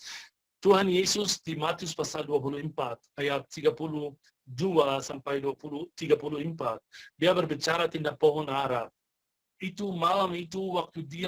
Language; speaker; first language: Indonesian; non-native, fluent; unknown